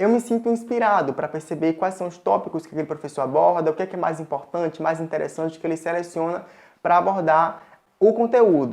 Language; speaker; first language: Portuguese; native; Portuguese